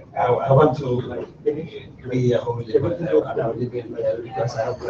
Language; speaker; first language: English; non-native, learner; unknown